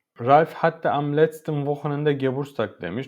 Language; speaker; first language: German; non-native, learner; Turkish